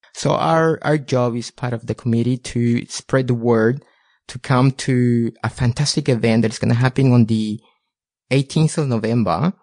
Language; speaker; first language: English; non-native, fluent; Spanish